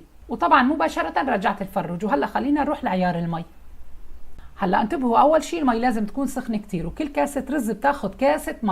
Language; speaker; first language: Arabic; native; Arabic